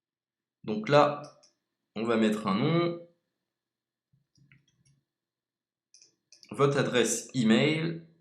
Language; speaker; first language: French; native; French